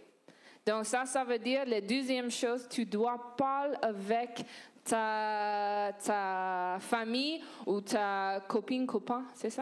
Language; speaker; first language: French; non-native, learner; English